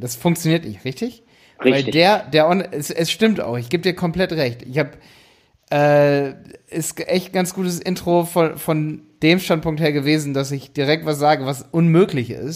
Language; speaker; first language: German; native; German